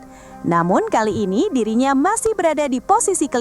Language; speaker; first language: Indonesian; native; Indonesian